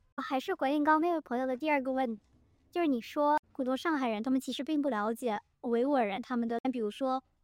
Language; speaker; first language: Chinese; native; Chinese